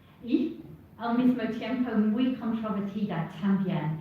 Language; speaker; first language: Spanish; non-native, fluent; English